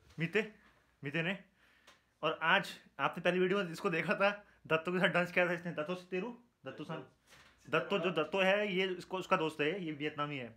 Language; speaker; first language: Hindi; native; Hindi